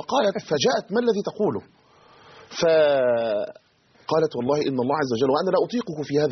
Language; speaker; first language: Arabic; native; Arabic